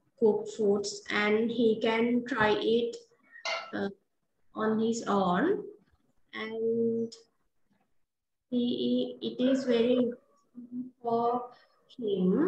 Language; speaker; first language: English; non-native, learner; Sinhala